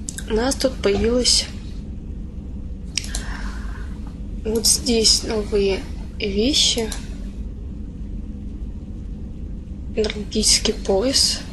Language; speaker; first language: Russian; native; Russian